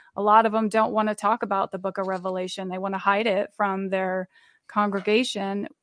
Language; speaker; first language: English; native; English